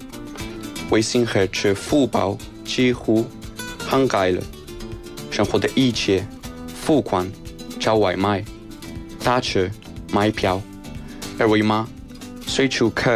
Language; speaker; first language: Chinese; non-native, fluent; Spanish